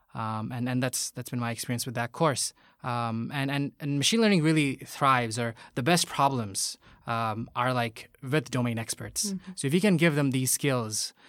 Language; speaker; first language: English; non-native, local second language; Bangla